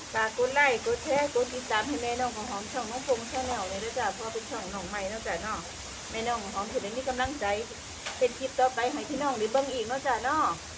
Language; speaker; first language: Thai; native; Thai